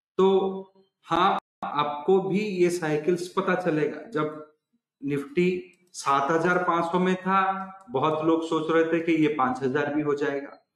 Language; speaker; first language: Hindi; non-native, local second language; Odia